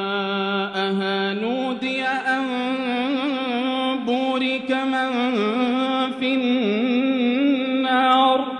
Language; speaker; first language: Arabic; native; Arabic